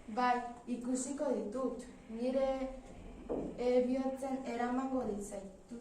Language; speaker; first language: Basque; non-native, learner; Spanish